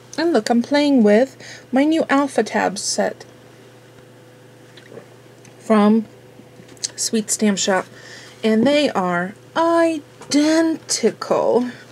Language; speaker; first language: English; early bilingual, other home language; Russian